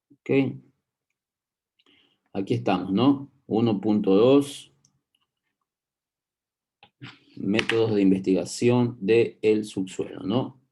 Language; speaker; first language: Spanish; native; Spanish